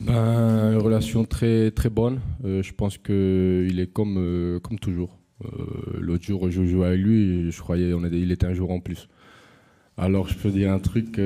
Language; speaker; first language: French; non-native, fluent; Spanish